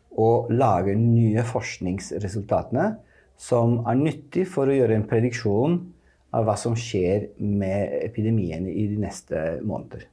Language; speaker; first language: Norwegian; non-native, fluent; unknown